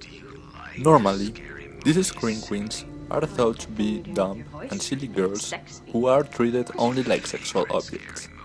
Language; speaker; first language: English; non-native, fluent; Spanish